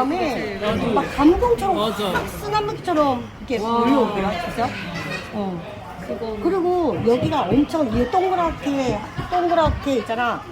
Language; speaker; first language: Korean; native; Korean